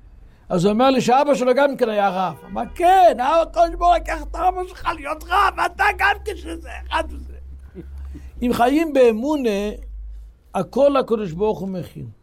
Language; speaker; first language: Hebrew; non-native, local second language; Yiddish